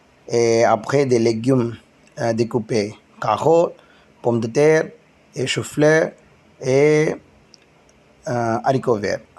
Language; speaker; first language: French; non-native, learner; Tamil